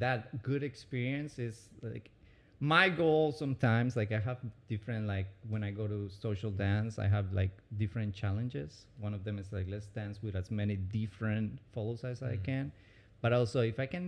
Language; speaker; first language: English; non-native, fluent; Spanish